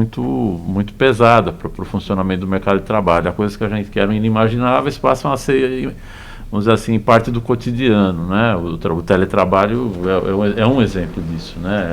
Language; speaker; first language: Portuguese; native; Portuguese